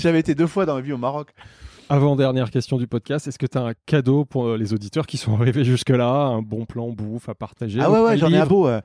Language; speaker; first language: French; native; French